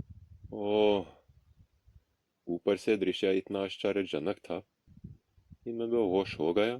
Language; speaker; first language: Hindi; non-native, fluent; Norwegian